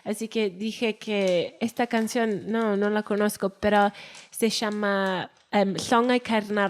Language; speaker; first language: Spanish; non-native, fluent; Welsh